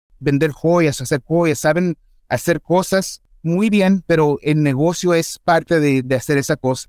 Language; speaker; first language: Spanish; early bilingual, heritage; Spanish